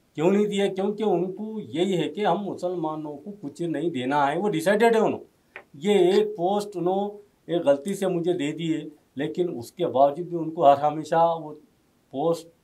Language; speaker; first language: Hindi; non-native, local second language; Urdu